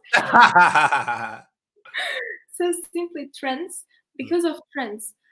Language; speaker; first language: English; non-native, fluent; Turkish